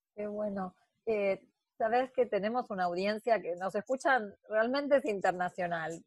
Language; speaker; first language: Spanish; native; Spanish